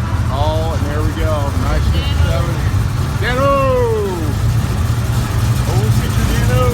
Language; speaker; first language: English; native; English